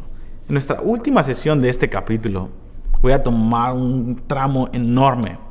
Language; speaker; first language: Spanish; native; Spanish